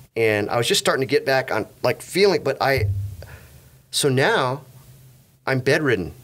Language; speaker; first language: English; native; English